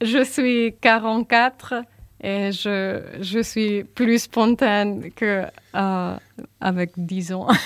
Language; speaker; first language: French; non-native, learner; German